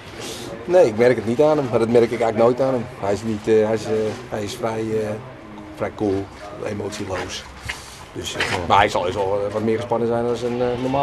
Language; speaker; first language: Dutch; native; Dutch